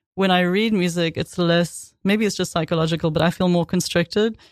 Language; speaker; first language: English; native; English